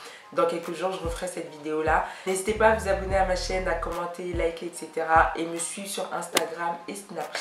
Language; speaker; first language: French; native; French